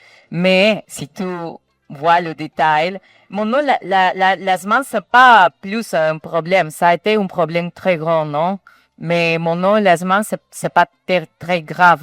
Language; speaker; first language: French; non-native, learner; Spanish